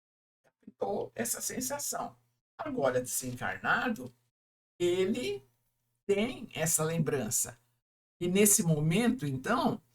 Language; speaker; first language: Portuguese; native; Portuguese